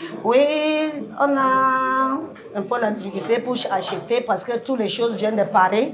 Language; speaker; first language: French; non-native, learner; English